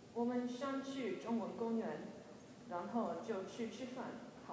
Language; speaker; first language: Chinese; non-native, learner; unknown